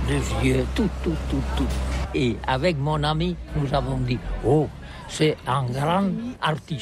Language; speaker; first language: French; non-native, learner; Catalan